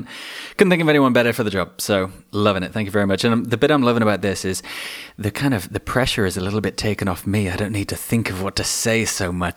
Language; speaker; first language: English; native; English